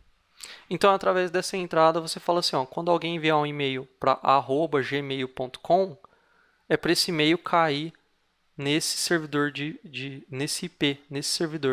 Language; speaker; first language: Portuguese; native; Portuguese